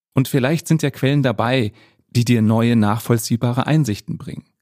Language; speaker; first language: German; native; German